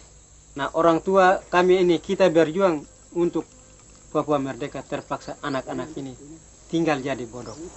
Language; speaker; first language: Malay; non-native, local second language; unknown